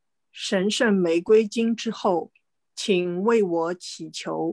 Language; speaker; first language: Chinese; native; Chinese